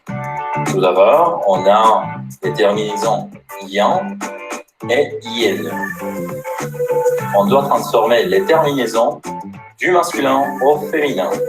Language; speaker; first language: French; non-native, learner; Spanish